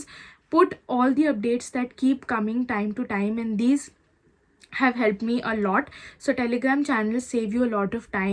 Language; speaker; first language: English; non-native, local second language; Hindi